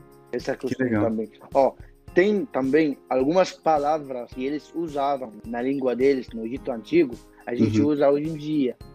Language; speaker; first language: Portuguese; non-native, fluent; Arabic